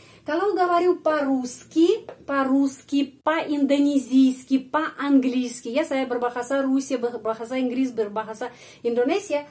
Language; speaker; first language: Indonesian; non-native, fluent; Russian